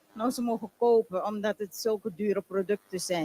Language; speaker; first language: Dutch; non-native, local second language; Papiamento